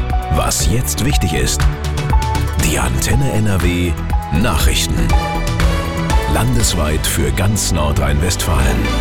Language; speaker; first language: German; native; German